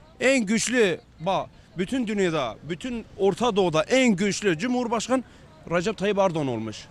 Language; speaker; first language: Turkish; non-native, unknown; Arabic